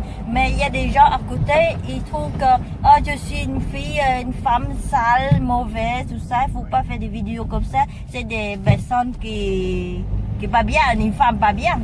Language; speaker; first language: French; non-native, learner; Vietnamese